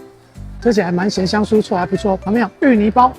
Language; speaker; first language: Chinese; native; Chinese